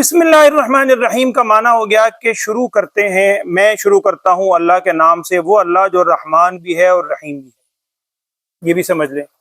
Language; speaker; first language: Urdu; native; Urdu